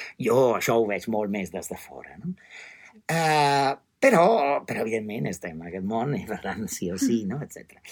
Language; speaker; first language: Catalan; non-native, fluent; Italian